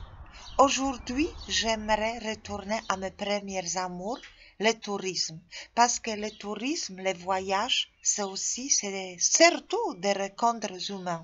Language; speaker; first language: French; non-native, fluent; Polish